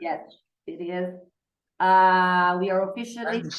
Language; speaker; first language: English; non-native, fluent; Portuguese